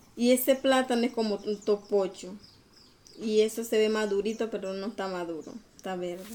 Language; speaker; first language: Spanish; non-native, local second language; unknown